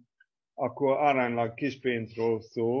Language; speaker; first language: Hungarian; non-native, fluent; English